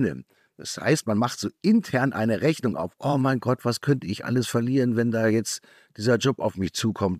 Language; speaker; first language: German; native; German